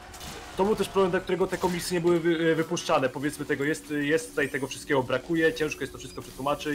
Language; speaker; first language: Polish; native; Polish